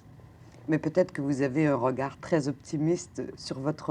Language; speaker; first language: French; native; French